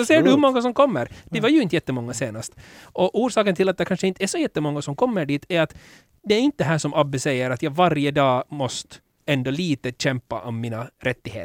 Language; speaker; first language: Swedish; native; Swedish